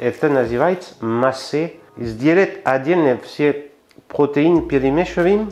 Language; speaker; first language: Russian; non-native, learner; French